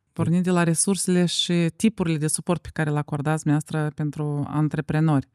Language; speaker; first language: Romanian; native; Romanian